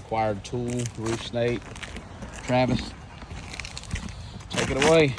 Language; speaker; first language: English; native; English